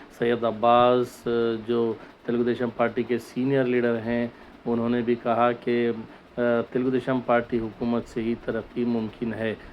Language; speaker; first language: Urdu; native; Urdu